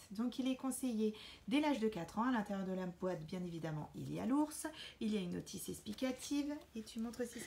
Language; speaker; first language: French; native; French